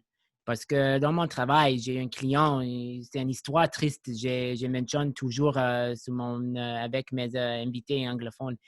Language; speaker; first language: French; non-native, local second language; English